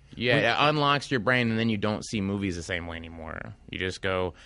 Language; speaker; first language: English; native; English